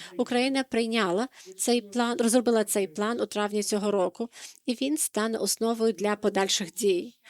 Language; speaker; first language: Ukrainian; non-native, fluent; Dutch